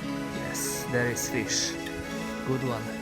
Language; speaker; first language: English; non-native, learner; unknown